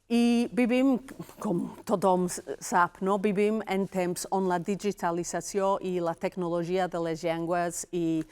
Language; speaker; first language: Catalan; non-native, fluent; Welsh